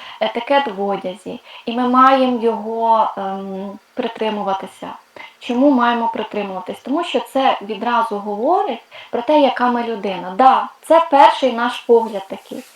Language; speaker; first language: Ukrainian; non-native, local second language; Russian